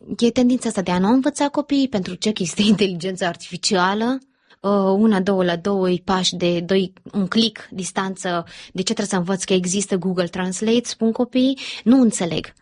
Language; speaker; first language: Romanian; early bilingual, heritage; Romanian